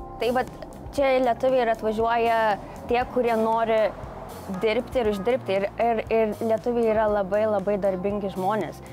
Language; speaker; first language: Lithuanian; native; Lithuanian